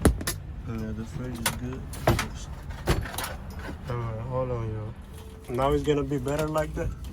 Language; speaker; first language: English; native; English